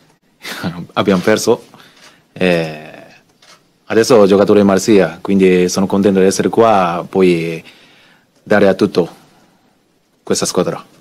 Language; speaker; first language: Italian; non-native, learner; Japanese